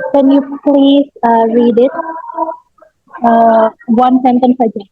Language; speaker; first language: English; non-native, learner; Indonesian